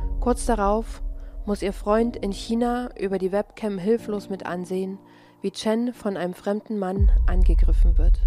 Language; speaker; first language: German; native; German